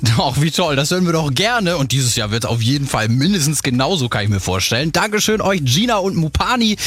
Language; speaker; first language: German; native; German